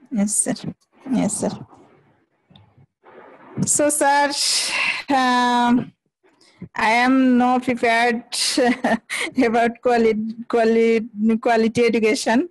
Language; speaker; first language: English; non-native, learner; Bangla